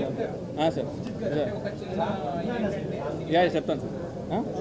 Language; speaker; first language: Telugu; native; Telugu